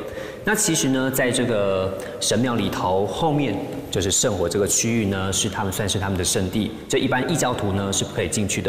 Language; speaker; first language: Chinese; native; Chinese